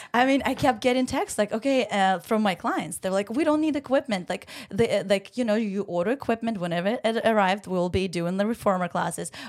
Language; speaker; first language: English; non-native, fluent; Ukrainian